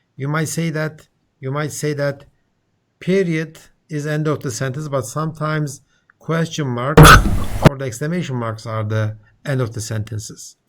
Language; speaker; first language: English; non-native, fluent; Turkish